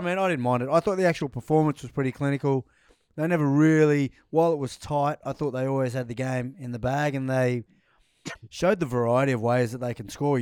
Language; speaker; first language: English; native; English